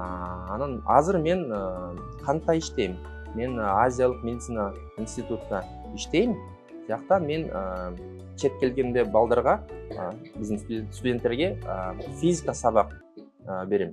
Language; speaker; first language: Kyrgyz; non-native, local second language; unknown